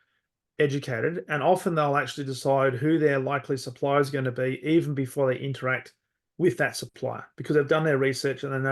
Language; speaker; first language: English; native; English